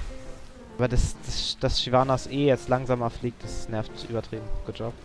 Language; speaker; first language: German; native; German